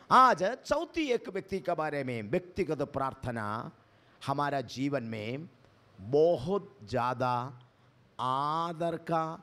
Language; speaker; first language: Hindi; non-native, local second language; Malayalam